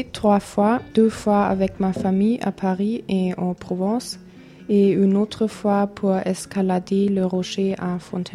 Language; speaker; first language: French; non-native, learner; German